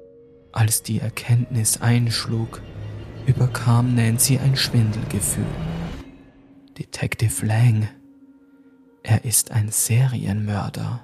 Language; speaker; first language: German; native; German